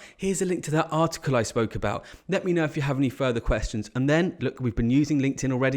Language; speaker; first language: English; native; English